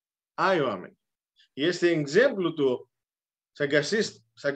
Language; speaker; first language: Romanian; non-native, learner; Greek